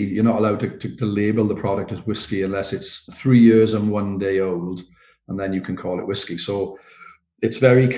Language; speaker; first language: English; native; English